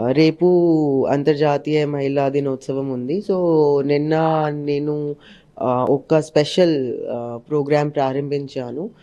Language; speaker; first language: Telugu; non-native, learner; Hindi